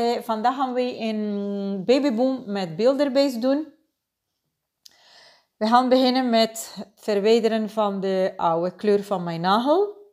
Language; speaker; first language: Dutch; non-native, fluent; Spanish